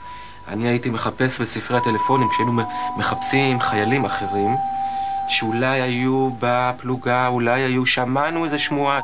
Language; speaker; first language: Hebrew; early bilingual, other home language; Russian